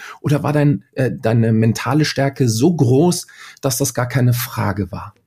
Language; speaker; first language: German; native; German